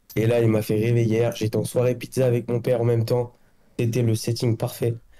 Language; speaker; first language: French; native; French